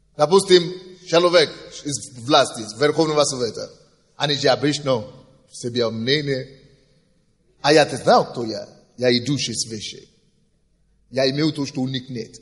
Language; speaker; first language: Russian; non-native, fluent; Yoruba